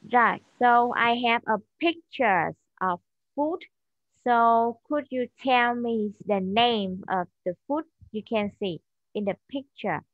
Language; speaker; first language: English; non-native, fluent; Vietnamese